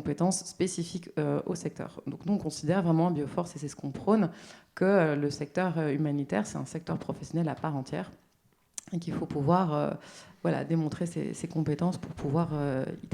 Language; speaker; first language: French; native; French